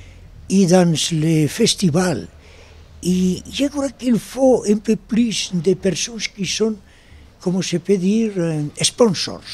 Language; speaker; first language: French; non-native, learner; Spanish